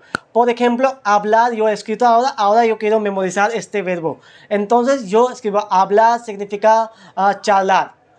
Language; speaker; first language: Spanish; non-native, learner; Hindi